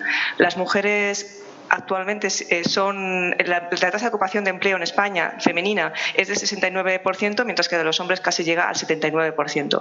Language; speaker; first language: Spanish; native; Spanish